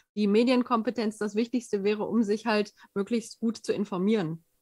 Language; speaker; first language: German; native; German